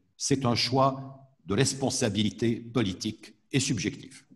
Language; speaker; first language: French; non-native, local second language; Arabic